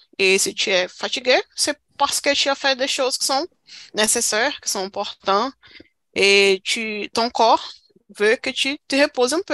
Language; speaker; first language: French; non-native, fluent; Portuguese